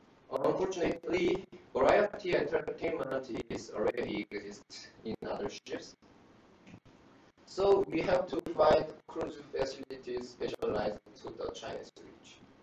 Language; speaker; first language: English; non-native, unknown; Korean